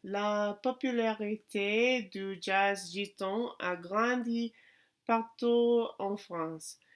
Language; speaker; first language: French; non-native, learner; English